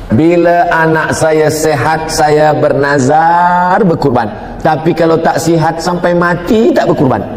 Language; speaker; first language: Malay; native; Malay